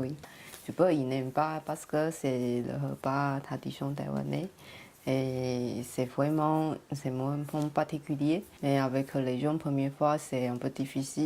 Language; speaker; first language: French; non-native, learner; Chinese